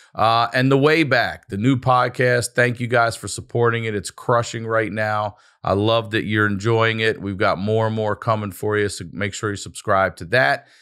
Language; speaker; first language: English; native; English